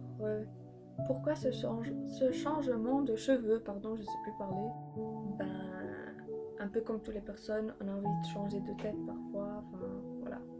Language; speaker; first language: French; early bilingual, other home language; Polish